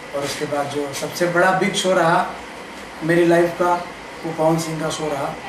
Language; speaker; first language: Hindi; native; Hindi